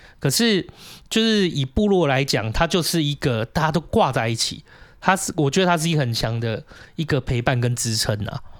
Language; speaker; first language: Chinese; native; Chinese